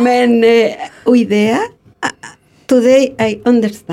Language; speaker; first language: English; non-native, learner; Spanish